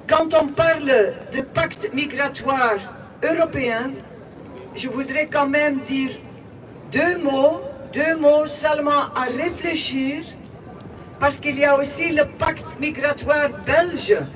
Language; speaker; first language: French; non-native, local second language; Dutch